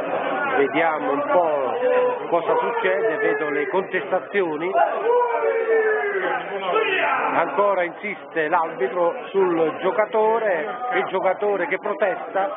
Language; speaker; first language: Italian; native; Italian